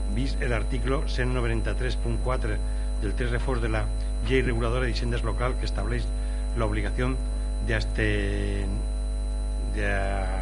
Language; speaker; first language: Spanish; non-native, local second language; Catalan